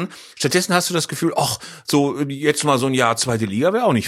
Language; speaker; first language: German; native; German